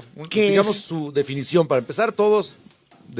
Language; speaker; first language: Spanish; native; Spanish